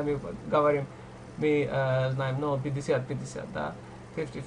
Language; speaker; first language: Russian; non-native, fluent; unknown